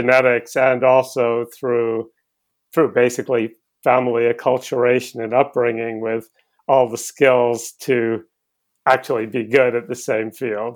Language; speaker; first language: English; native; English